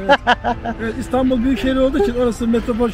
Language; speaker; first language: Turkish; native; Turkish